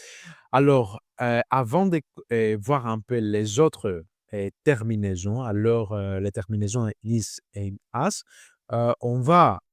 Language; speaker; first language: French; non-native, learner; Greek